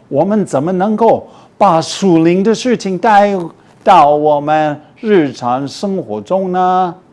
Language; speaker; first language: Chinese; non-native, fluent; English